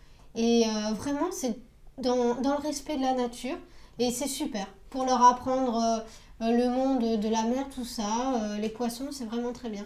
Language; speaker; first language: French; native; French